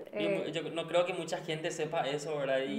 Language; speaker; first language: Spanish; native; Spanish